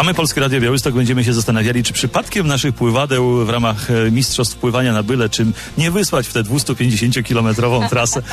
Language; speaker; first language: Polish; native; Polish